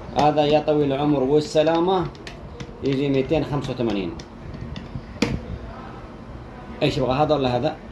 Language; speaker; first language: Arabic; non-native, learner; Bangla